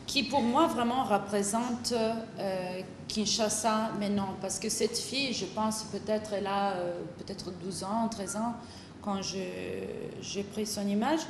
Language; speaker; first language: French; non-native, fluent; Italian